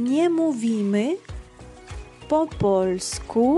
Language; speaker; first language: Polish; non-native, fluent; Georgian